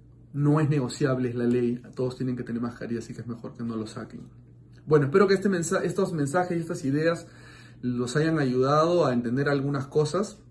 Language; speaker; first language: Spanish; native; Spanish